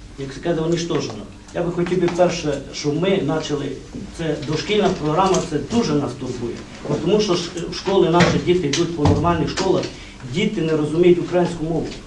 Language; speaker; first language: Ukrainian; non-native, local second language; Romany